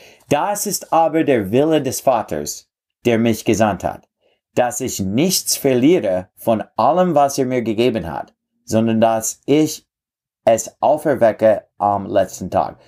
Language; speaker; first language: German; non-native, fluent; English